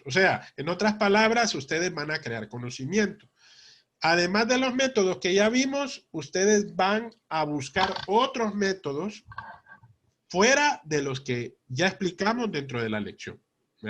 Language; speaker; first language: Spanish; native; Spanish